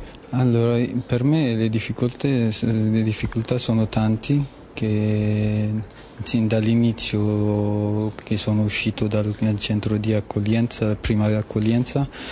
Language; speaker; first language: Italian; non-native, learner; Somali